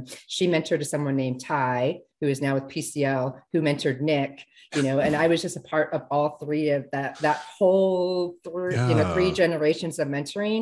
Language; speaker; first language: English; native; English